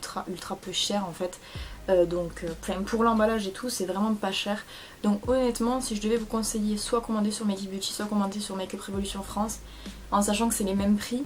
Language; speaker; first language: French; native; French